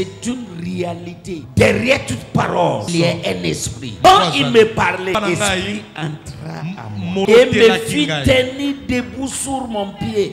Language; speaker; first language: French; non-native, local second language; Lingala